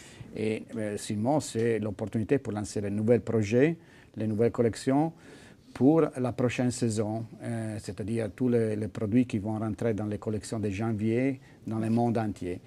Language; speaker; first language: French; non-native, fluent; Italian